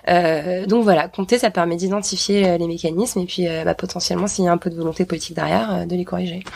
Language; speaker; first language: French; native; French